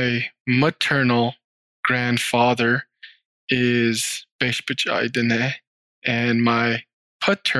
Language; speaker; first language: English; early bilingual, other home language; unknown